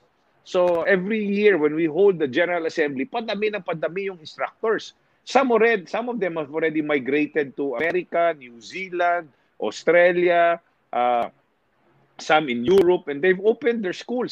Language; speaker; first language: English; non-native, local second language; Hiligaynon